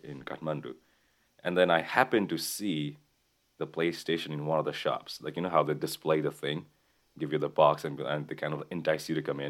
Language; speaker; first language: English; non-native, local second language; Nepali